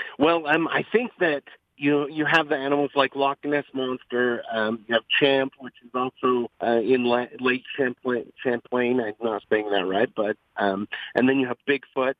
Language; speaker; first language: English; native; English